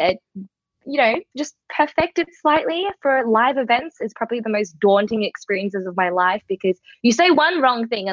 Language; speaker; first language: English; native; English